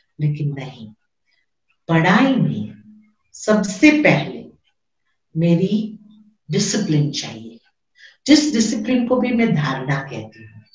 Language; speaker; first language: Hindi; non-native, local second language; Gujarati